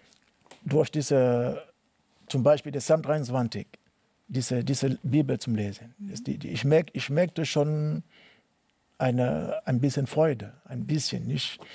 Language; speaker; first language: German; non-native, learner; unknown